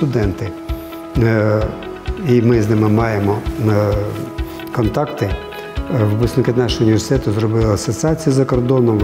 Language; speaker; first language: Ukrainian; non-native, local second language; Russian